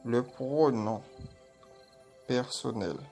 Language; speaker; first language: French; non-native, local second language; Haitian Creole